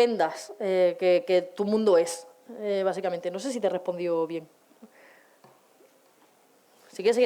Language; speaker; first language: Spanish; native; Spanish